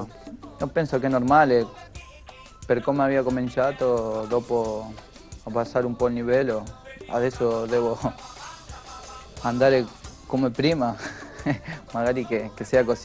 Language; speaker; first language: Italian; non-native, fluent; Spanish